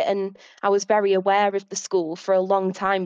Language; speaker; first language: English; native; English